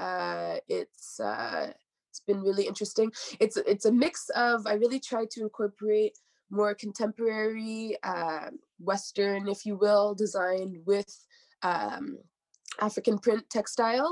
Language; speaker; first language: English; native; English